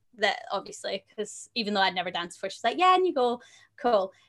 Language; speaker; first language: English; native; English